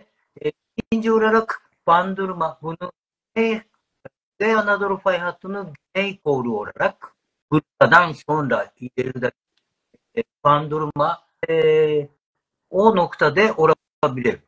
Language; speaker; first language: Turkish; non-native, learner; Japanese